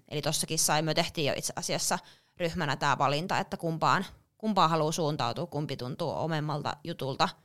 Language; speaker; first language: Finnish; native; Finnish